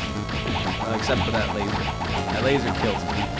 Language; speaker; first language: English; native; English